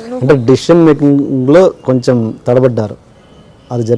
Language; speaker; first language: Telugu; native; Telugu